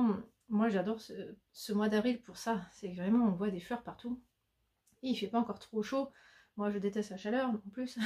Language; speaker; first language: French; native; French